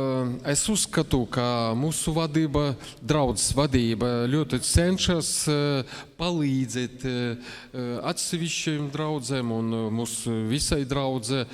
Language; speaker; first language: Latvian; non-native, local second language; Russian